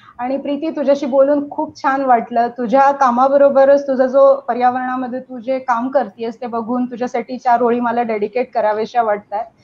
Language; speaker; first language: Marathi; native; Marathi